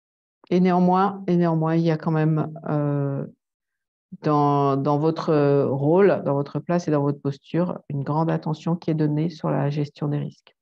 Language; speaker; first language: French; native; French